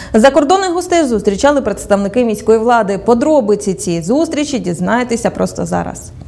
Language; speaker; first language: Ukrainian; native; Ukrainian